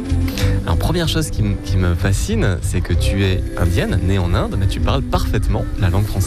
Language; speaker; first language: French; native; French